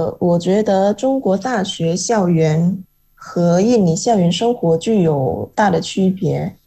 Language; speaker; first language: Chinese; non-native, fluent; Indonesian